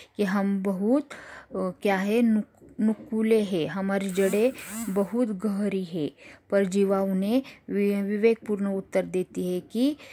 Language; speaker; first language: Hindi; non-native, local second language; Marathi